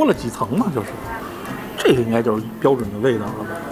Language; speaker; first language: Chinese; native; Chinese